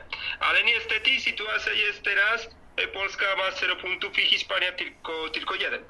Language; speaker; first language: Polish; non-native, learner; Spanish